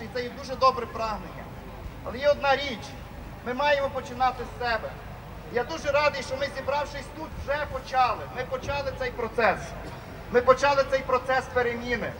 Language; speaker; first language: Ukrainian; native; Ukrainian